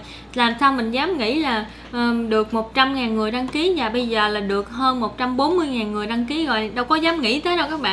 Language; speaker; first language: Vietnamese; native; Vietnamese